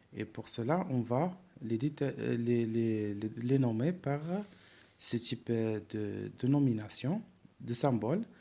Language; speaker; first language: French; non-native, local second language; Arabic